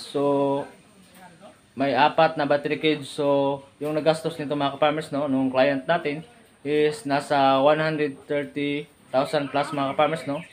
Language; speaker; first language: Filipino; non-native, local second language; Cebuano